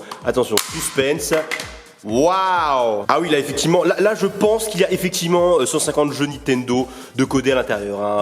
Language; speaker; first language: French; native; French